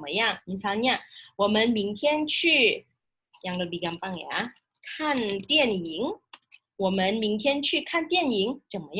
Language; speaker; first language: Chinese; non-native, fluent; Indonesian